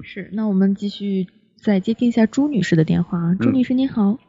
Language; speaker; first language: Chinese; native; Chinese